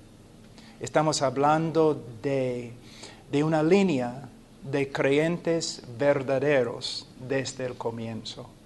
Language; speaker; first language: Spanish; non-native, fluent; English